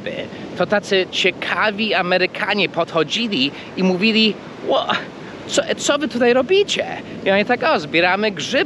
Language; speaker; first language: Polish; early bilingual, heritage; Polish